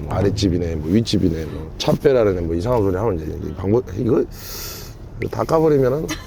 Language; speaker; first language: Korean; native; Korean